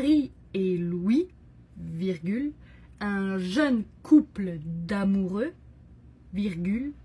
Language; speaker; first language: French; native; French